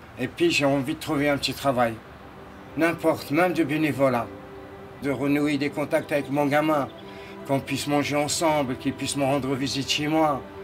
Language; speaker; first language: French; non-native, local second language; Arabic